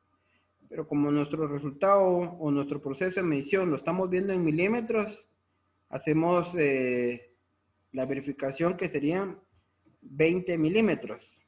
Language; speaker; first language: Spanish; native; Spanish